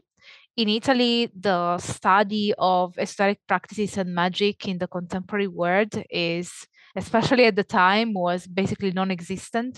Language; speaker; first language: English; non-native, fluent; Italian